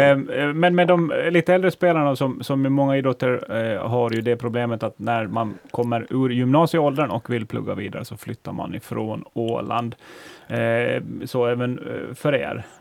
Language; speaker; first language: Swedish; native; Swedish